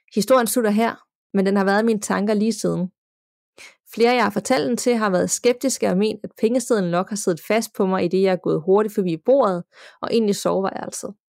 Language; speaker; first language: Danish; native; Danish